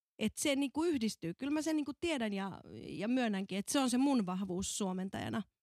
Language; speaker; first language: Finnish; native; Finnish